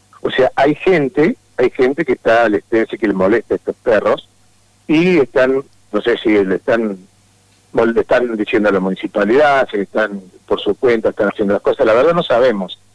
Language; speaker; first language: Spanish; native; Spanish